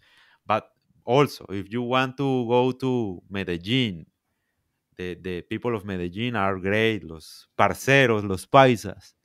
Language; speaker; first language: English; non-native, learner; Spanish